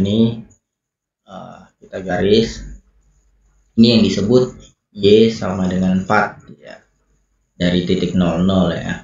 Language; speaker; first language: Indonesian; native; Indonesian